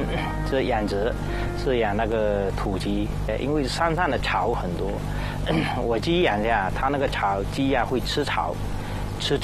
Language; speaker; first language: Chinese; native; Chinese